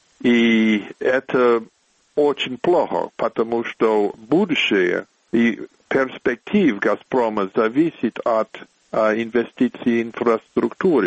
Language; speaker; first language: Russian; non-native, fluent; English